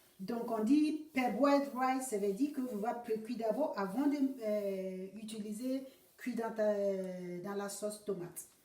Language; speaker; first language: French; non-native, learner; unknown